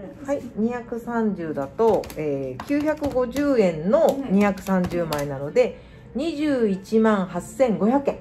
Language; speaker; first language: Japanese; native; Japanese